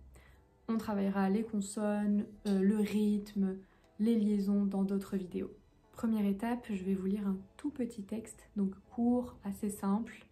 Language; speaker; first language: French; native; French